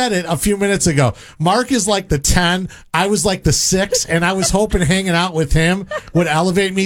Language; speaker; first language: English; native; English